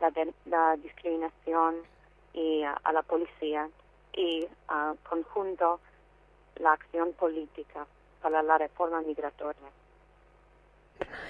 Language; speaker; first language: Spanish; non-native, fluent; English